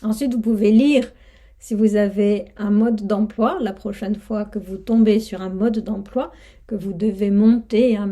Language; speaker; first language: French; non-native, fluent; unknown